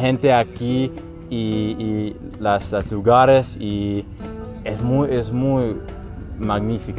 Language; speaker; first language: Spanish; non-native, learner; English